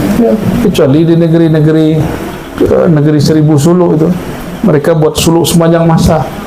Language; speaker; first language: Indonesian; non-native, local second language; Minangkabau